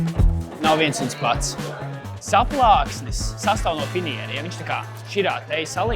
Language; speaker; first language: Latvian; native; Latvian